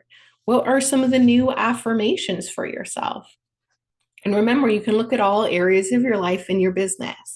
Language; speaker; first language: English; native; English